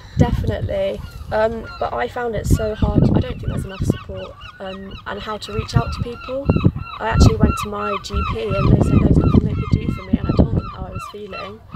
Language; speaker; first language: English; native; English